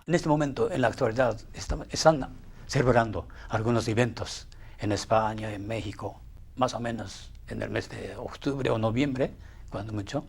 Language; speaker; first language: Spanish; non-native, fluent; Japanese